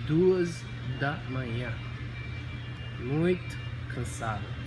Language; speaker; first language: Portuguese; non-native, learner; English